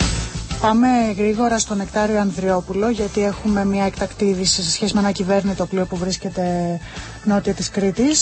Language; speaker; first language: Greek; native; Greek